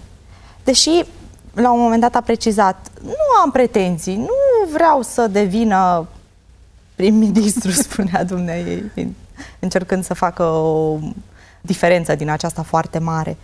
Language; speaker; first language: Romanian; native; Romanian